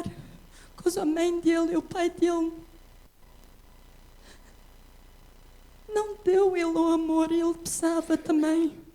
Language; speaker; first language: Portuguese; early bilingual, heritage; English